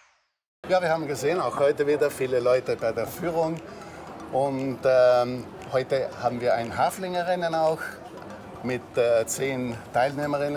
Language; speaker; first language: German; native; German